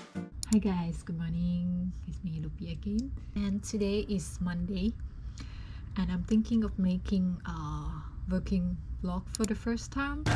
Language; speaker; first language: English; non-native, fluent; Lao